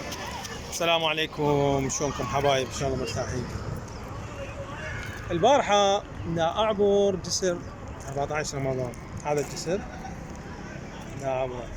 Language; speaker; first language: Arabic; native; Arabic